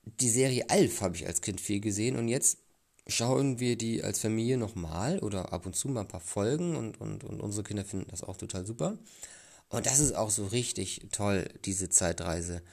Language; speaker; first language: German; native; German